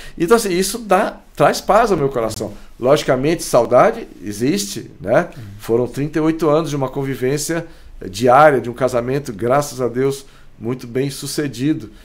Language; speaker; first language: Portuguese; native; Portuguese